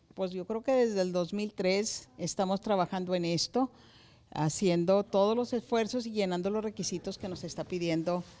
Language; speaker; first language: Spanish; native; Spanish